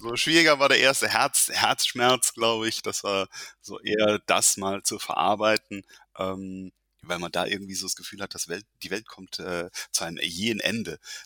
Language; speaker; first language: German; early bilingual, heritage; German